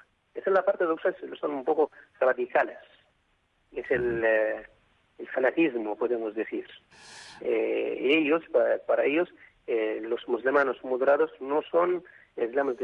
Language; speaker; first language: Spanish; non-native, fluent; Arabic